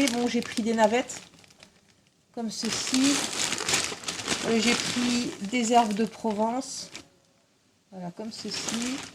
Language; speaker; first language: French; native; French